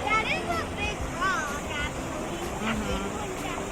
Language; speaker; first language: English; non-native, learner; Indonesian